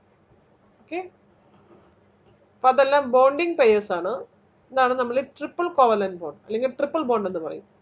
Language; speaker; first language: Malayalam; native; Malayalam